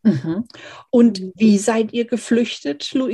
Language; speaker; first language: German; native; German